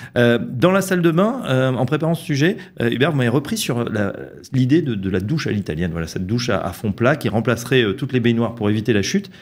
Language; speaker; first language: French; native; French